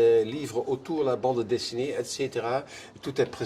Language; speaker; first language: French; non-native, fluent; Dutch